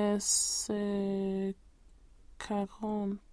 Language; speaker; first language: French; non-native, learner; Swedish